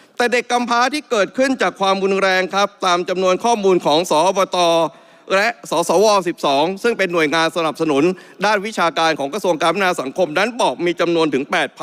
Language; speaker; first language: Thai; native; Thai